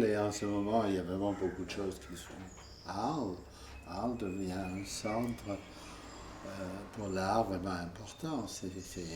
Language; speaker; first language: French; non-native, fluent; German